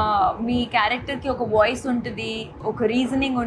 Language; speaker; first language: Telugu; non-native, local second language; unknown